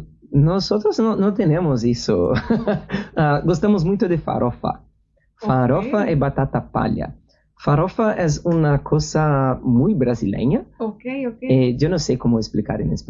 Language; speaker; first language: Spanish; non-native, learner; Portuguese